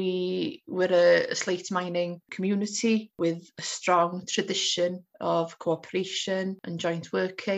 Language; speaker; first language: English; native; English